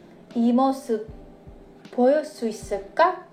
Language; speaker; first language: Korean; non-native, fluent; Indonesian